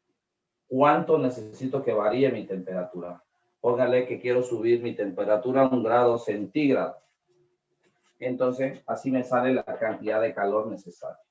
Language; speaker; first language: Spanish; native; Spanish